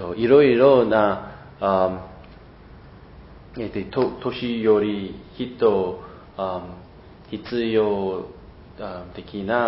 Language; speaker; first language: Japanese; non-native, learner; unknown